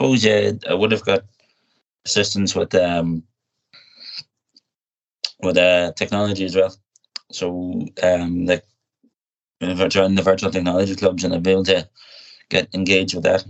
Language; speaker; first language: English; native; English